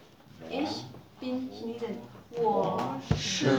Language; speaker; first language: German; non-native, fluent; Chinese